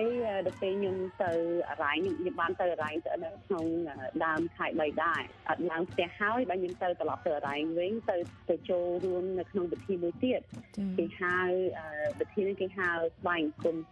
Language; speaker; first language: Khmer; early bilingual, heritage; Khmer